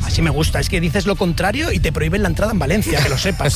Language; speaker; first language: Spanish; native; Spanish